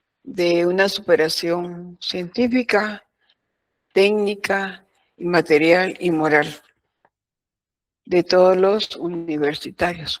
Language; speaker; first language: Spanish; native; Spanish